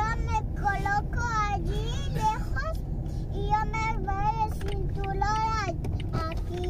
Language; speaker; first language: Spanish; early bilingual, other home language; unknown